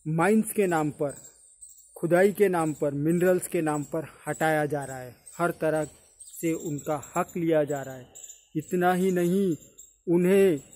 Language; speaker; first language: Hindi; native; Hindi